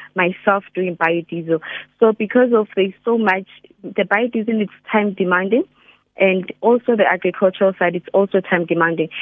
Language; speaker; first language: English; non-native, local second language; Northern Sotho